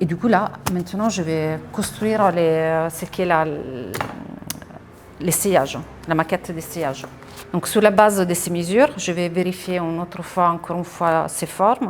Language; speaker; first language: French; non-native, fluent; Italian